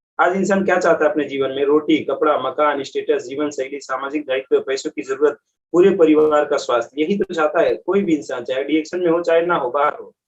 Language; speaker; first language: Hindi; native; Hindi